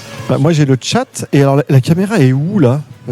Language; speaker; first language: French; native; French